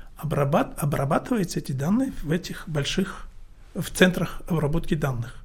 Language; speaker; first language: Russian; non-native, local second language; Tajik